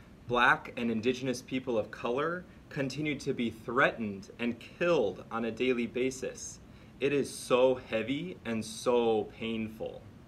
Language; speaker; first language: English; native; English